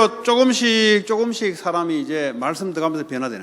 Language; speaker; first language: Korean; native; Korean